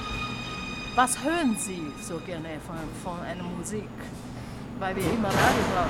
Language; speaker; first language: German; non-native, learner; Chinese